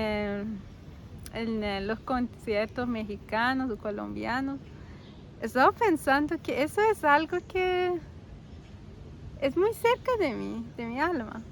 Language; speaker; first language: Spanish; non-native, learner; Persian